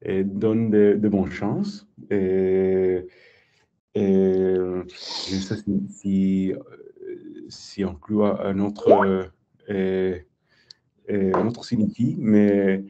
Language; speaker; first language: French; non-native, learner; English